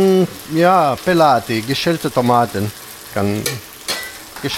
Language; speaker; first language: German; non-native, fluent; Italian